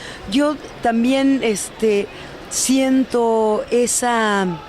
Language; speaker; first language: Spanish; native; Spanish